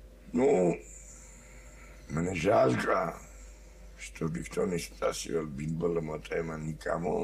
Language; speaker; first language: Russian; non-native, learner; Georgian